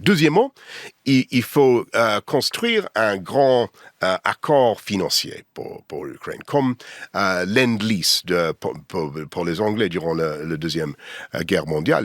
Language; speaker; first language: French; non-native, learner; English